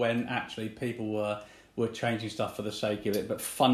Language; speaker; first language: English; native; English